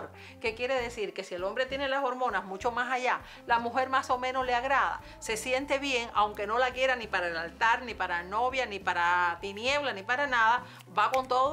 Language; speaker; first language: Spanish; native; Spanish